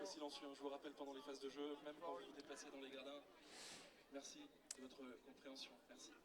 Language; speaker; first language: French; native; French